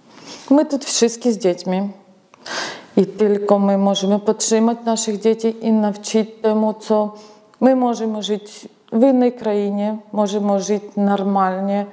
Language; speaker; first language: Polish; non-native, learner; Ukrainian